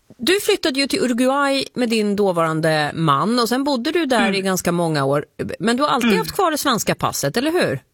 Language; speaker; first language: Swedish; native; Swedish